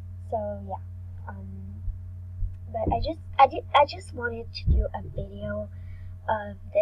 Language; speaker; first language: English; non-native, learner; French